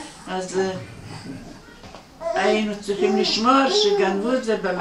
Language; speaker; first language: Hebrew; non-native, fluent; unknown